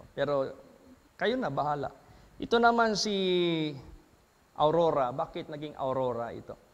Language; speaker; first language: Filipino; native; Filipino